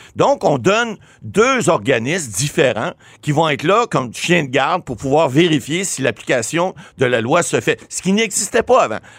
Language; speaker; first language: French; native; French